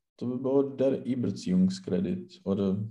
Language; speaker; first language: German; non-native, learner; Czech